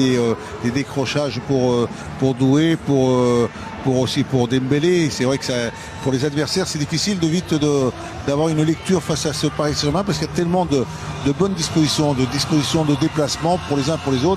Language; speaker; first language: French; native; French